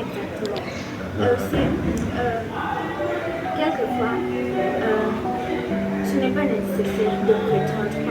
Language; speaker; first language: French; non-native, learner; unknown